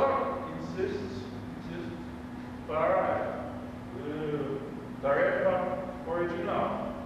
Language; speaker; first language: Portuguese; non-native, learner; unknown